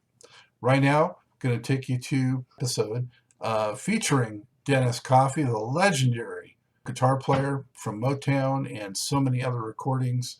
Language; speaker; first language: English; native; English